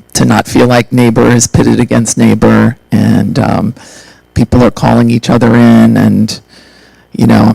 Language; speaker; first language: English; native; English